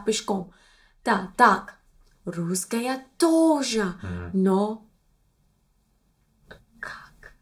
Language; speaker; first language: Russian; non-native, learner; English